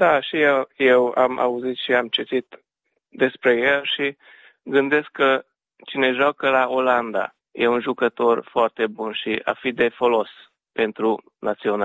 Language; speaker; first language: Romanian; early bilingual, heritage; Romanian